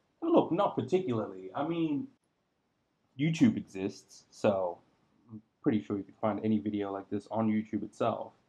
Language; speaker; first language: English; native; English